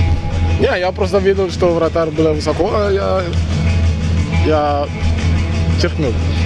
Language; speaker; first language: Russian; non-native, learner; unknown